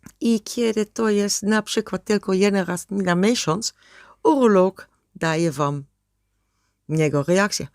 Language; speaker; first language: Polish; non-native, learner; Dutch